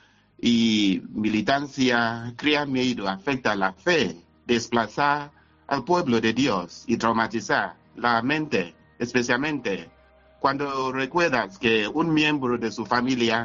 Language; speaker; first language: Spanish; non-native, fluent; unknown